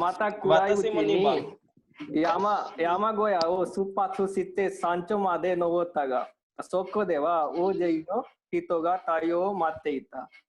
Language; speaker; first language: Japanese; non-native, learner; Hindi